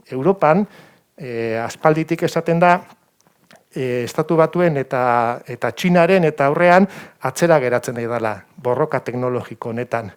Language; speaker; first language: Basque; native; Basque